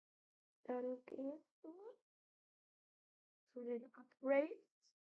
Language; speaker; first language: German; native; German